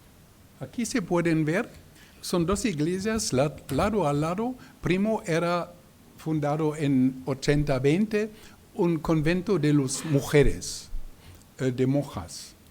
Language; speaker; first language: Spanish; non-native, learner; German